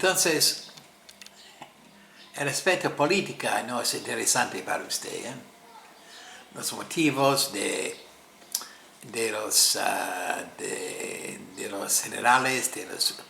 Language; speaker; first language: Spanish; non-native, fluent; English